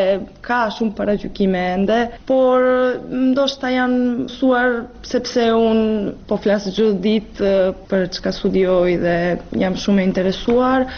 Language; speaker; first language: Albanian; non-native, fluent; Serbian